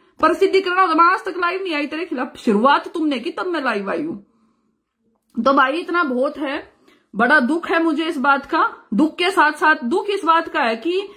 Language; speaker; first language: Hindi; native; Hindi